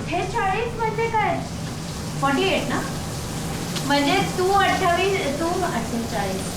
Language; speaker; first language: Marathi; non-native, local second language; Hindi